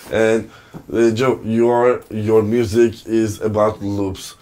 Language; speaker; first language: English; non-native, fluent; Turkish